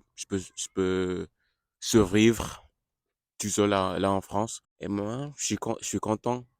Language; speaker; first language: French; non-native, learner; English